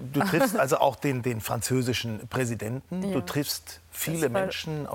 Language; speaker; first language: German; native; German